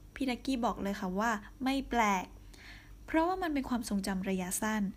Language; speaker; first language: Thai; native; Thai